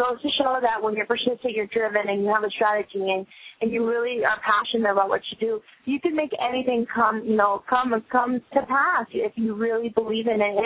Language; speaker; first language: English; native; English